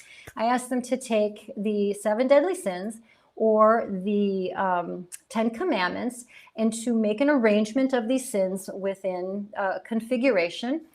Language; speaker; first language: English; native; English